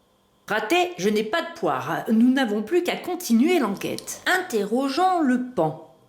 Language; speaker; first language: French; native; French